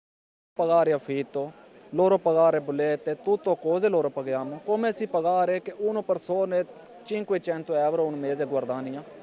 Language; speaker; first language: Italian; non-native, learner; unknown